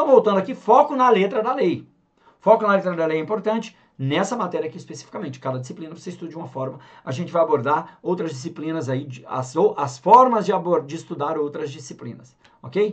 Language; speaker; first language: Portuguese; native; Portuguese